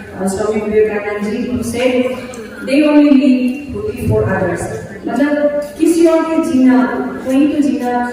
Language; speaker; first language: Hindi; non-native, local second language; Bangla